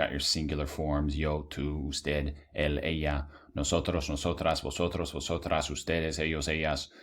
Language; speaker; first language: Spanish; non-native, fluent; English